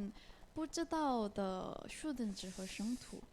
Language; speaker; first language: Chinese; non-native, fluent; Korean